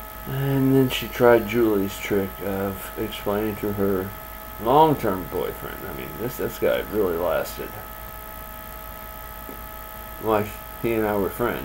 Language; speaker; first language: English; native; English